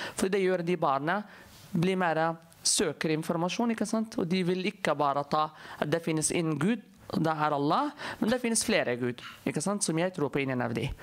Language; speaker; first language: Norwegian; non-native, fluent; Arabic